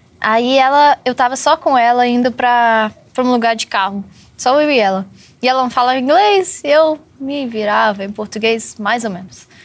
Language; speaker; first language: Portuguese; non-native, fluent; English